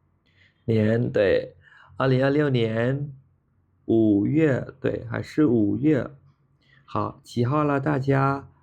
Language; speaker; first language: Chinese; non-native, fluent; Khmer